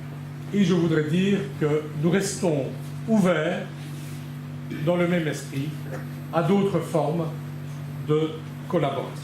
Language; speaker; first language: French; native; French